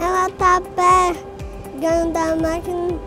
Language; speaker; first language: Portuguese; native; Portuguese